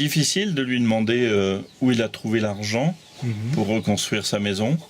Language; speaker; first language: French; native; French